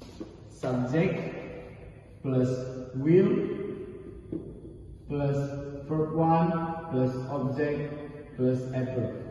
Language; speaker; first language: English; non-native, learner; Indonesian